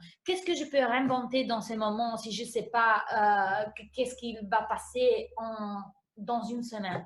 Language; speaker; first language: French; non-native, fluent; Italian